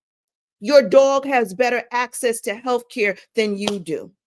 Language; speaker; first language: English; native; English